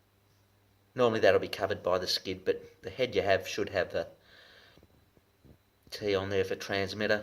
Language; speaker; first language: English; native; English